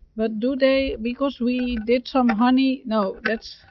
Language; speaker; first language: English; non-native, fluent; Dutch